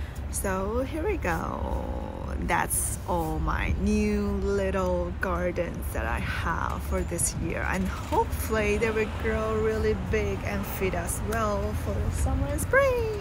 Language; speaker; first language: English; non-native, fluent; Chinese